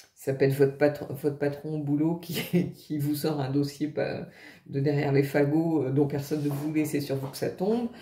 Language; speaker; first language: French; native; French